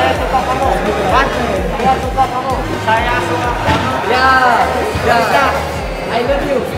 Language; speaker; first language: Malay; non-native, learner; Filipino